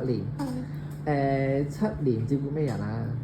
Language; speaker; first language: Cantonese; native; Cantonese